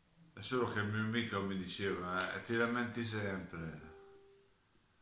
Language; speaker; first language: Italian; non-native, learner; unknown